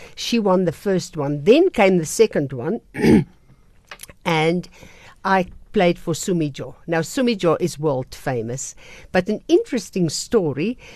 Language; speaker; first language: English; non-native, local second language; Afrikaans